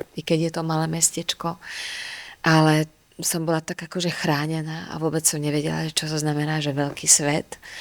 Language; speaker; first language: Slovak; non-native, local second language; Hungarian